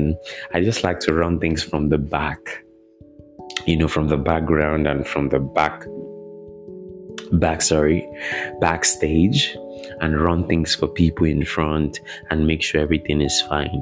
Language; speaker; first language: English; non-native, local second language; Yoruba